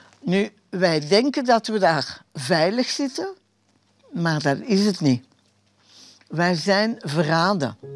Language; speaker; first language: Dutch; early bilingual, other home language; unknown